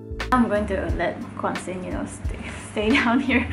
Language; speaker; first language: English; non-native, local second language; Chinese